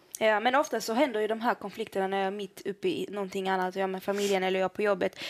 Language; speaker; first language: Swedish; early bilingual, other home language; Arabic